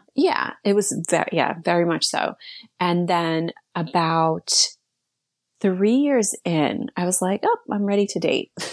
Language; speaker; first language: English; early bilingual, other home language; Slovak